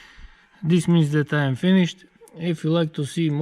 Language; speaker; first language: English; non-native, fluent; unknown